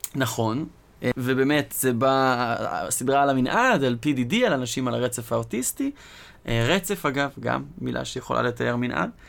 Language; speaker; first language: Hebrew; native; Hebrew